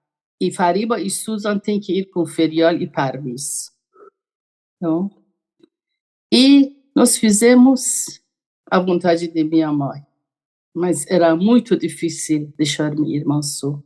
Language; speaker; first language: Portuguese; non-native, learner; Persian